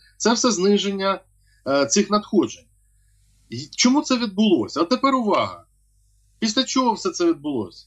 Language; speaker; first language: Ukrainian; native; Ukrainian